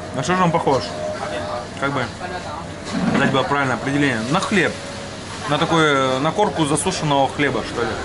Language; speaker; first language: Russian; native; Russian